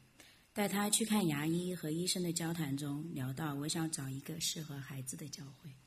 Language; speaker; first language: Chinese; native; Chinese